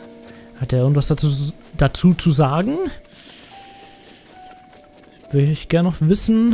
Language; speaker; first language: German; native; German